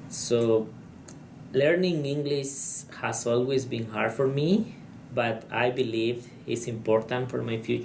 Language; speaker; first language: English; non-native, learner; Spanish